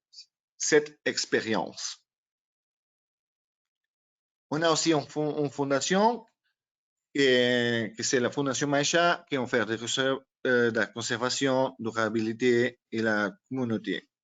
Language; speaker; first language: French; non-native, learner; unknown